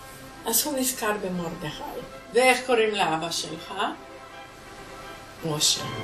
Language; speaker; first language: Hebrew; non-native, fluent; Hungarian